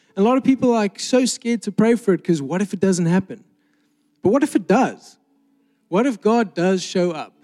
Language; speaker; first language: English; native; English